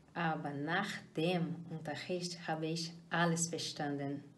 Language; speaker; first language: German; non-native, fluent; Portuguese